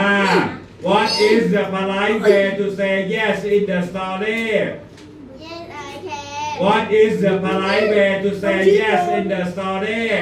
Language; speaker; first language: English; non-native, fluent; Thai